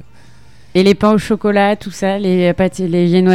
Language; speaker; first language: French; native; French